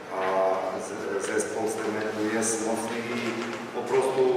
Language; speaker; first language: Polish; non-native, fluent; Slovenian